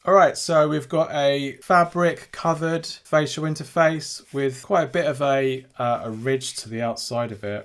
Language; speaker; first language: English; native; English